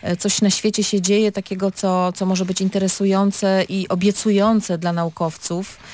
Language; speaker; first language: Polish; native; Polish